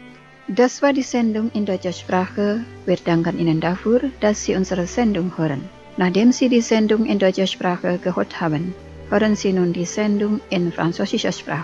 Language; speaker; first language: German; non-native, fluent; Indonesian